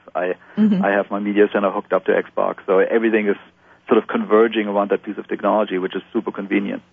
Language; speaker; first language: English; non-native, fluent; German